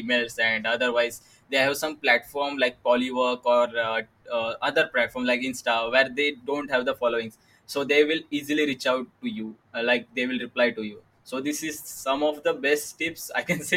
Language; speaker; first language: English; non-native, local second language; Marathi